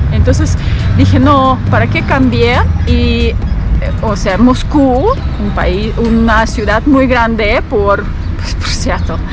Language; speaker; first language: Spanish; non-native, fluent; Russian